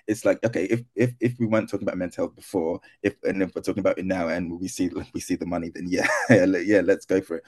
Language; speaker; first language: English; non-native, local second language; Akan